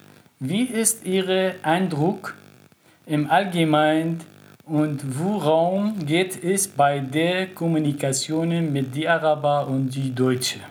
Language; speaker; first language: German; non-native, learner; Arabic